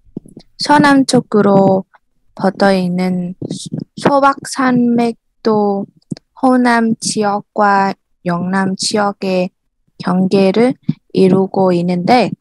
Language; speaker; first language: Korean; non-native, learner; Vietnamese